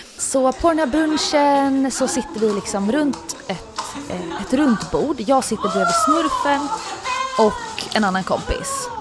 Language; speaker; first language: Swedish; native; Swedish